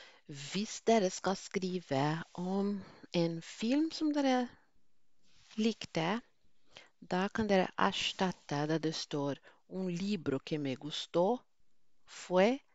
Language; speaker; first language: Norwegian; non-native, fluent; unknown